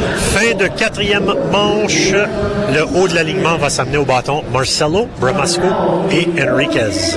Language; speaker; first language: French; native; French